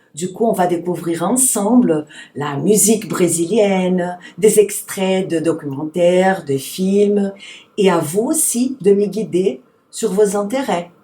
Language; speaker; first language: French; non-native, fluent; Portuguese